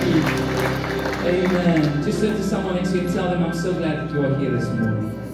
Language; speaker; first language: English; non-native, local second language; Afrikaans